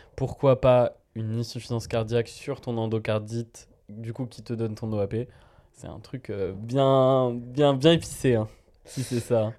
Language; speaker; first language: French; native; French